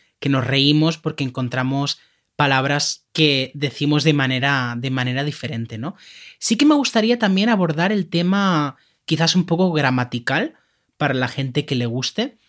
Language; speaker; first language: Spanish; native; Spanish